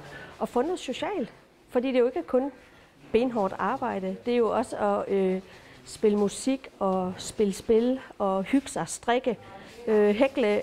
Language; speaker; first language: Danish; native; Danish